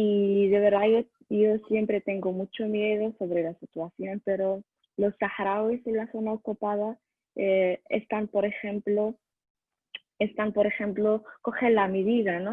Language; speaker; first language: Spanish; non-native, learner; Arabic